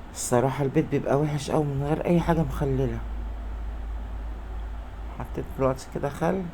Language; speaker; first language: Arabic; native; Arabic